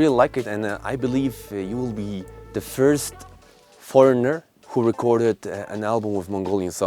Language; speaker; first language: English; non-native, local second language; Mongolian